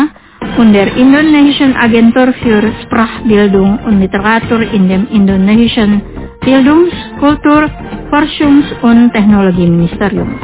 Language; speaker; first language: German; non-native, fluent; Indonesian